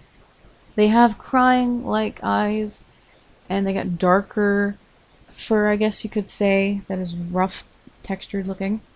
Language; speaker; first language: English; native; English